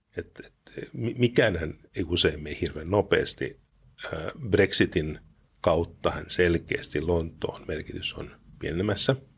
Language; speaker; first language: Finnish; early bilingual, heritage; Finnish